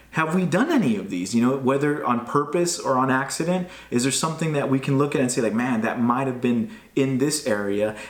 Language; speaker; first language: English; native; English